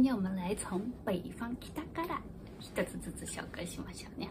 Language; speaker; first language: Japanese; non-native, fluent; Chinese